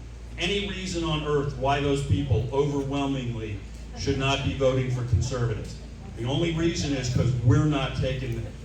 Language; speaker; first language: English; native; English